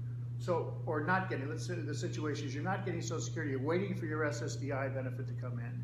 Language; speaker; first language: English; native; English